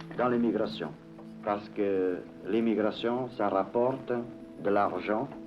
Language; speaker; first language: French; non-native, fluent; Portuguese